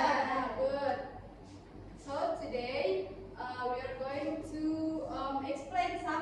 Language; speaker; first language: English; non-native, learner; Indonesian